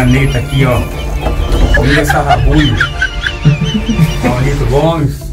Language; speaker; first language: Portuguese; native; Portuguese